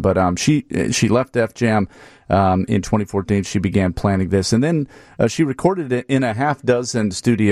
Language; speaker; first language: English; native; English